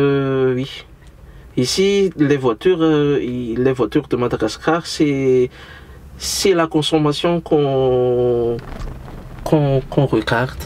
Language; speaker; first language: French; non-native, local second language; Malagasy